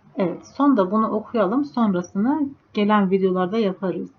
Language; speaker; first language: Turkish; non-native, fluent; Persian